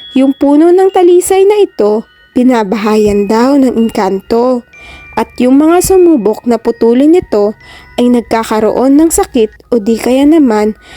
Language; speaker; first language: Filipino; native; Filipino